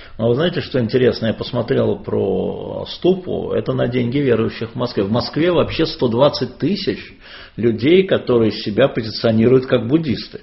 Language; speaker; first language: Russian; native; Russian